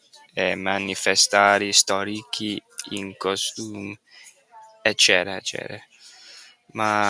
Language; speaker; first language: Italian; non-native, learner; English